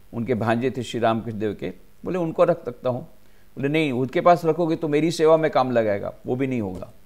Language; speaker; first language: Hindi; non-native, local second language; Gujarati